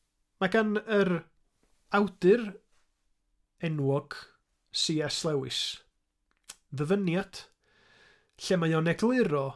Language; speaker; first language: Welsh; native; Welsh